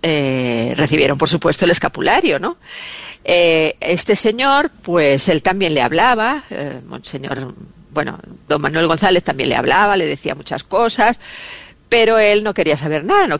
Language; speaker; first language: Spanish; native; Spanish